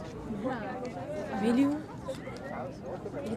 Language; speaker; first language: French; non-native, fluent; Russian